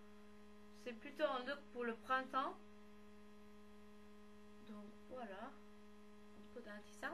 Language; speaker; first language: French; non-native, learner; English